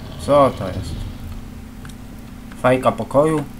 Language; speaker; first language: Polish; native; Polish